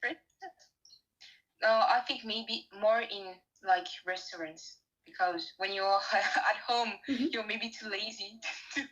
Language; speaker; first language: English; non-native, learner; French